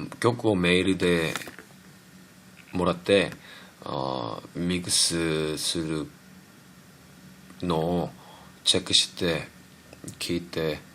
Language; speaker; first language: Japanese; non-native, fluent; Korean